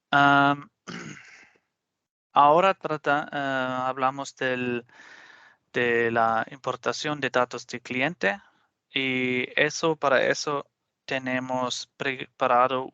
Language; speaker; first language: Spanish; non-native, fluent; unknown